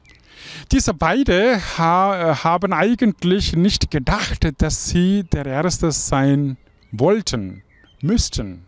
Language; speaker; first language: German; non-native, fluent; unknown